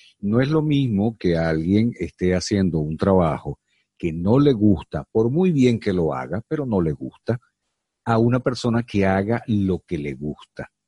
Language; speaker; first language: Spanish; native; Spanish